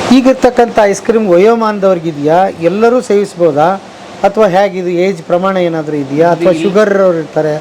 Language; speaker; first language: Kannada; native; Kannada